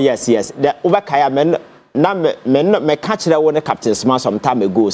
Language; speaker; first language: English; non-native, local second language; Akan